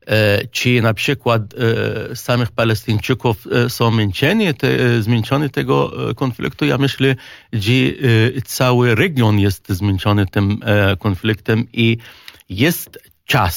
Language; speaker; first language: Polish; non-native, fluent; Arabic